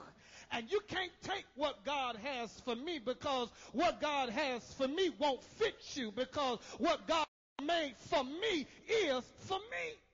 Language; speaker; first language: English; native; English